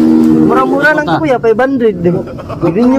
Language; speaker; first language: Filipino; non-native, local second language; Cebuano